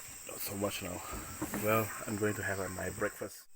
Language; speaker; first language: English; non-native, local second language; Malay